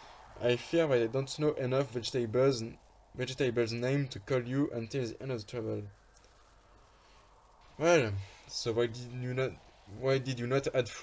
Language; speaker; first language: English; non-native, fluent; French